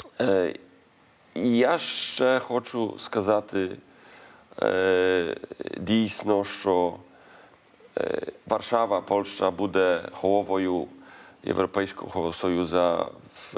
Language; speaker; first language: Ukrainian; non-native, learner; Polish